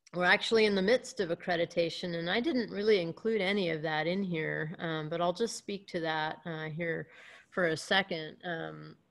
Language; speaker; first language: English; native; English